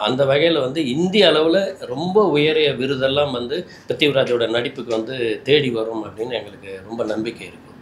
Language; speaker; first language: Tamil; native; Tamil